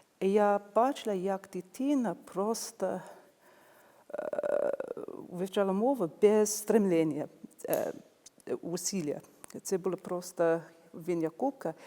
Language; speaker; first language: Ukrainian; non-native, fluent; English